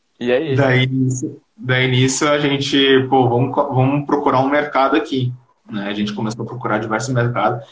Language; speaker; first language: Portuguese; early bilingual, heritage; Portuguese